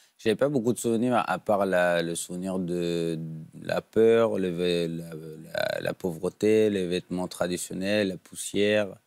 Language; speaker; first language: French; non-native, fluent; Persian